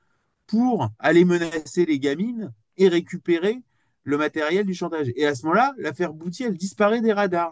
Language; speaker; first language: French; native; French